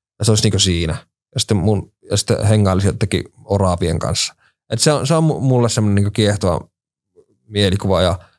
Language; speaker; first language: Finnish; native; Finnish